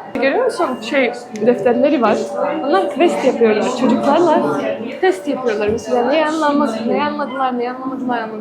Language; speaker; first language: Turkish; non-native, fluent; Russian